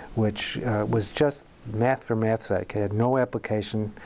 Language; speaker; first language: English; native; English